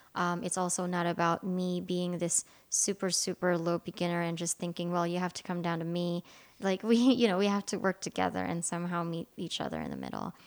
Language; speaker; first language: English; non-native, local second language; Filipino